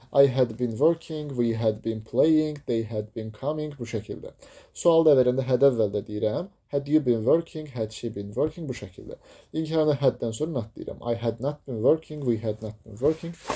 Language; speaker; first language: English; non-native, fluent; Azerbaijani